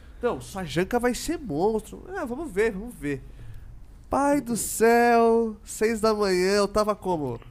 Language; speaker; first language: Portuguese; native; Portuguese